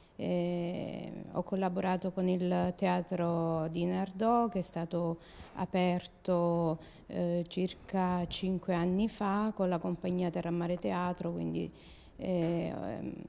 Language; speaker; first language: Italian; native; Italian